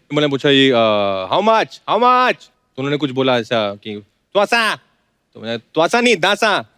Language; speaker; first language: Hindi; native; Hindi